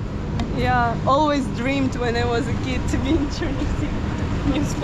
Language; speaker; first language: English; non-native, fluent; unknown